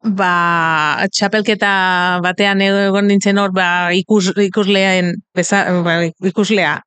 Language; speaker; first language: Basque; non-native, fluent; Catalan